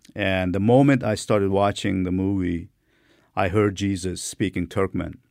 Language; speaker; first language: English; non-native, fluent; Turkmen